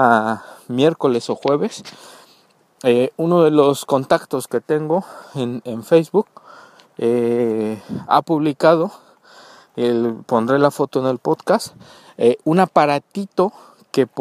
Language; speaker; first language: Spanish; native; Spanish